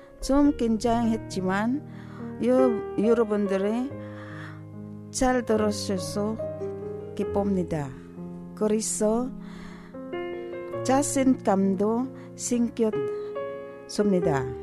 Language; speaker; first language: Korean; non-native, learner; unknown